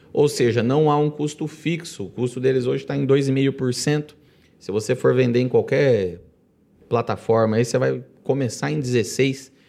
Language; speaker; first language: Portuguese; native; Portuguese